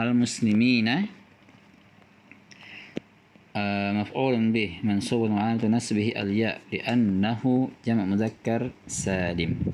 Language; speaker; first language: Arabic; non-native, fluent; Indonesian